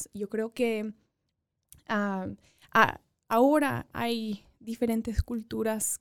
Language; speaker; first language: Spanish; early bilingual, other home language; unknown